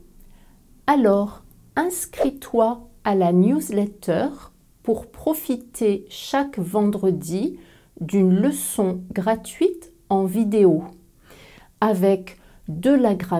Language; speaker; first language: French; native; French